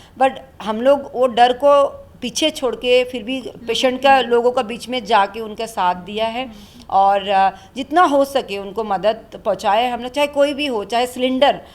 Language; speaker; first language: Hindi; non-native, local second language; Bangla